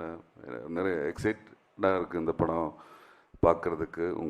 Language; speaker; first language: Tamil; non-native, learner; Malayalam